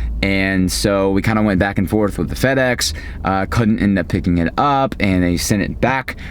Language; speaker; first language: English; native; English